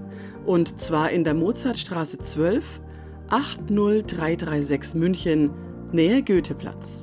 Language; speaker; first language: German; native; German